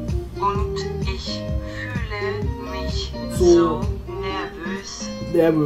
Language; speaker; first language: German; non-native, learner; Chinese